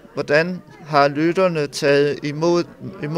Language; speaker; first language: Danish; native; Danish